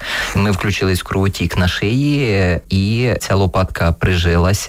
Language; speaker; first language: Ukrainian; native; Ukrainian